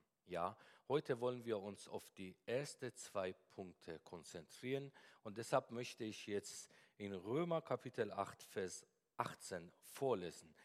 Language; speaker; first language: German; non-native, fluent; Persian